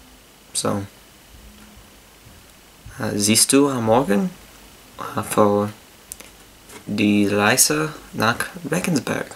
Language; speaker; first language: German; non-native, learner; English